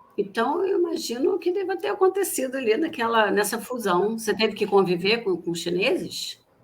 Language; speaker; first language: Portuguese; native; Portuguese